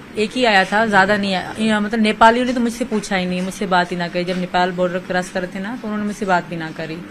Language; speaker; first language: Urdu; non-native, local second language; Sindhi